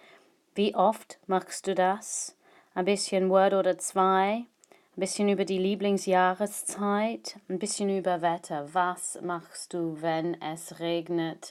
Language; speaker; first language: German; non-native, fluent; English